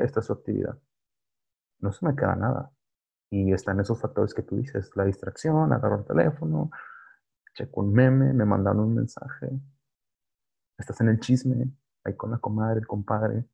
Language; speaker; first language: Spanish; native; Spanish